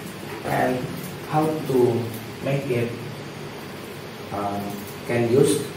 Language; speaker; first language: English; non-native, learner; Indonesian